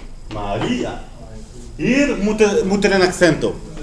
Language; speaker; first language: Dutch; non-native, fluent; Spanish